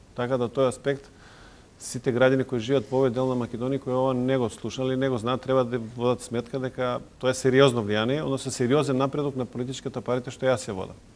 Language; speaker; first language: Macedonian; non-native, local second language; Serbian